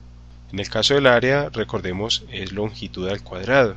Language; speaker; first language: Spanish; native; Spanish